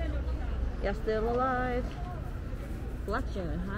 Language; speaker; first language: English; non-native, fluent; Korean